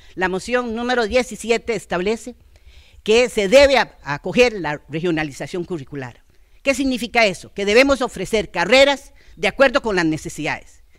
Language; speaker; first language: Spanish; native; Spanish